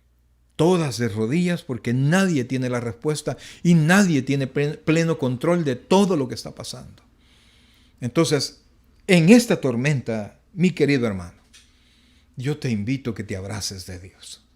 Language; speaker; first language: Spanish; native; Spanish